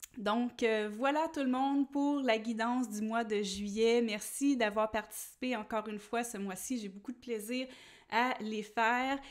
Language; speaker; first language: French; native; French